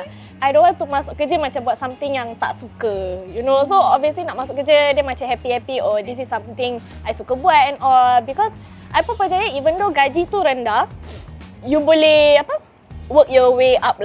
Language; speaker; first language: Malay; native; Malay